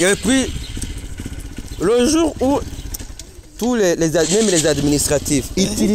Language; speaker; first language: French; non-native, learner; Rundi